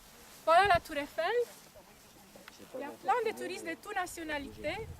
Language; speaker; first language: French; non-native, fluent; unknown